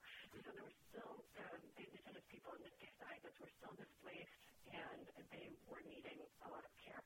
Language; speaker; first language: English; non-native, local second language; Filipino